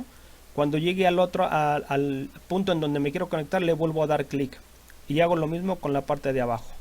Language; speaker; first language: Spanish; native; Spanish